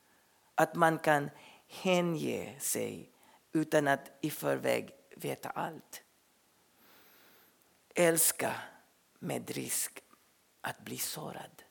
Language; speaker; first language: Swedish; non-native, fluent; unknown